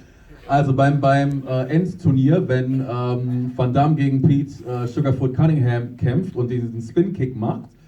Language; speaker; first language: German; native; German